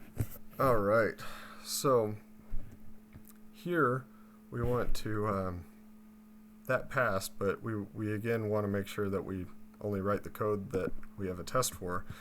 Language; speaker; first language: English; native; English